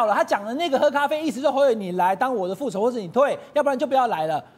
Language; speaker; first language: Chinese; native; Chinese